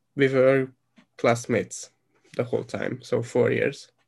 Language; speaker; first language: English; non-native, fluent; Hungarian